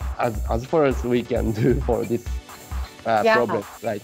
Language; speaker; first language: English; non-native, learner; Japanese